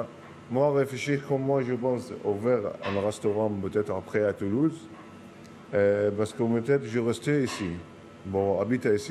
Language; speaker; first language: French; non-native, learner; Arabic